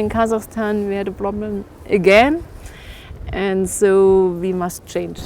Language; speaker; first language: English; non-native, learner; German